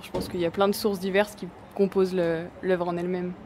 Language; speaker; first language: French; native; French